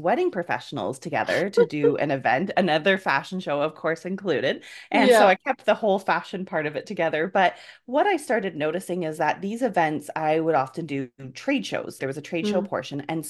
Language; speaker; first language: English; native; English